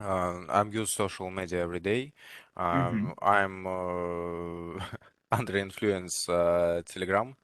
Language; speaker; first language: English; non-native, learner; Russian